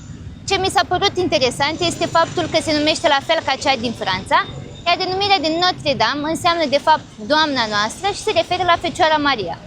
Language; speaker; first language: Romanian; native; Romanian